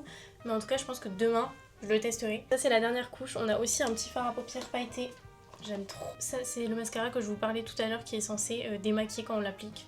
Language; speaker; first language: French; native; French